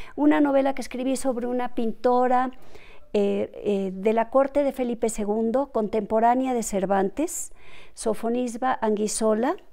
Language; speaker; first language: Spanish; native; Spanish